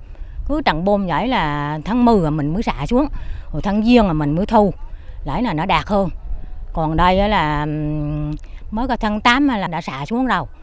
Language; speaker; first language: Vietnamese; native; Vietnamese